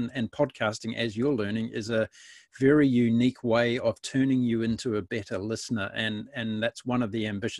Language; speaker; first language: English; native; English